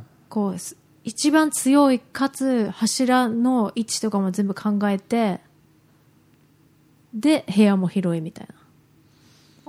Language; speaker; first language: Japanese; native; Japanese